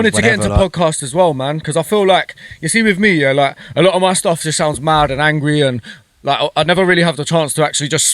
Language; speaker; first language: English; native; English